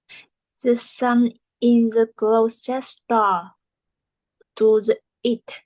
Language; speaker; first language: English; non-native, learner; Vietnamese